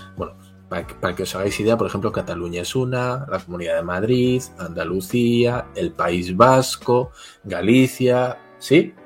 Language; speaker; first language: Spanish; native; Spanish